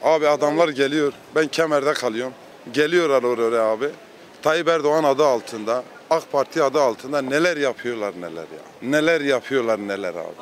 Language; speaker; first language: Turkish; native; Turkish